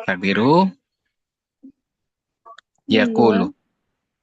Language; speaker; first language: Arabic; non-native, fluent; Indonesian